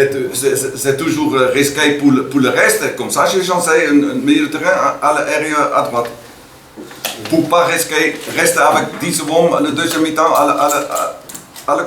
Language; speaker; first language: French; non-native, learner; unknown